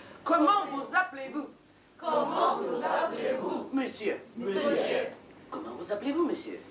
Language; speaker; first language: French; non-native, learner; Russian